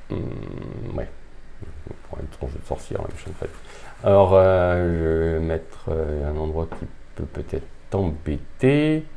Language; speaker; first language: French; native; French